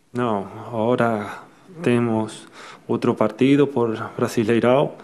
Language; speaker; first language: Portuguese; non-native, learner; Spanish